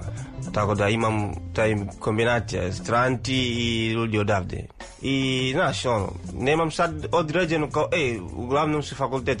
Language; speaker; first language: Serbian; non-native, learner; Swahili